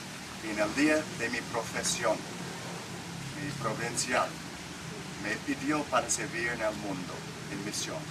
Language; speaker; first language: Spanish; non-native, learner; English